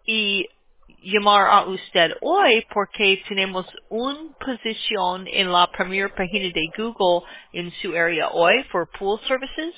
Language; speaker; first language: Spanish; non-native, learner; English